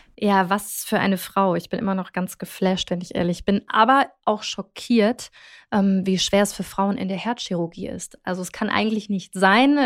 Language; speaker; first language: German; native; German